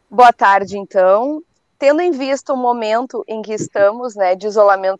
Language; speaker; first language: Portuguese; native; Portuguese